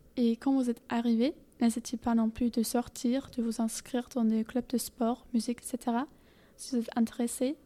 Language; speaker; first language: French; non-native, fluent; German